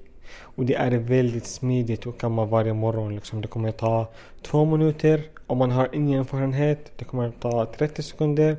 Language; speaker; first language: Swedish; non-native, fluent; Arabic